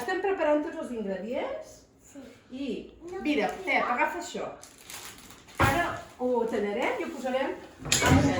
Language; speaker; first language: Catalan; native; Catalan